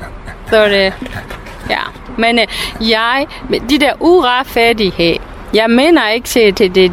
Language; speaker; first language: Danish; non-native, fluent; Burmese